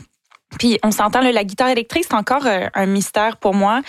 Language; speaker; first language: French; native; French